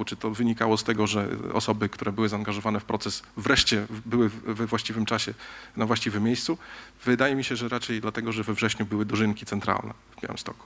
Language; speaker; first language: Polish; native; Polish